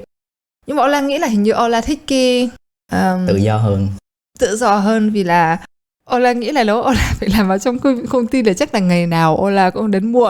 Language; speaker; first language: Vietnamese; early bilingual, heritage; Polish